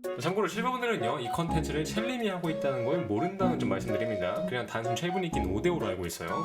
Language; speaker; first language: Korean; native; Korean